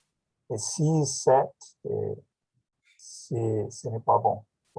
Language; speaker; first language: French; non-native, learner; Portuguese